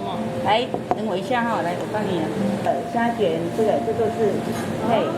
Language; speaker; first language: Chinese; native; Chinese